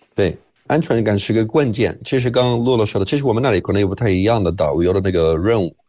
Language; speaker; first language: Chinese; non-native, fluent; Arabic